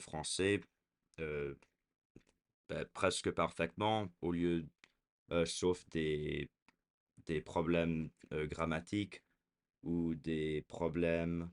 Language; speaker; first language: French; early bilingual, heritage; French